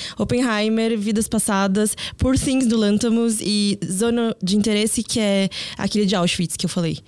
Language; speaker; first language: Portuguese; early bilingual, other home language; Korean